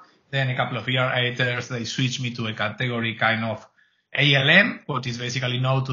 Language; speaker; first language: English; non-native, fluent; Spanish